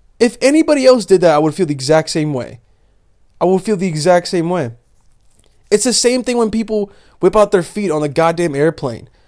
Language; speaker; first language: English; early bilingual, other home language; Bosnian